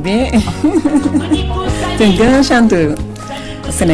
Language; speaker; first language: Spanish; non-native, learner; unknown